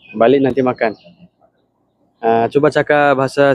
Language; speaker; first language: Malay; non-native, learner; Bangla